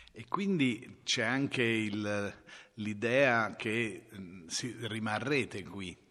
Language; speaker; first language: Italian; native; Italian